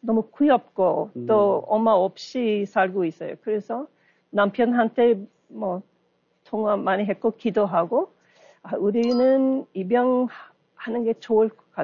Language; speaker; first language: Korean; non-native, learner; English